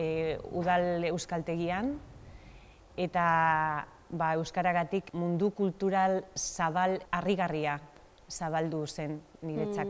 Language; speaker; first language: Basque; non-native, local second language; Spanish